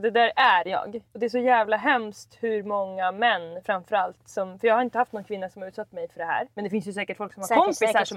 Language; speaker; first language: Swedish; native; Swedish